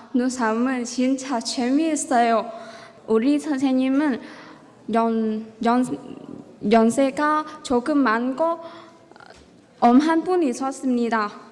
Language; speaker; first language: Korean; non-native, learner; Vietnamese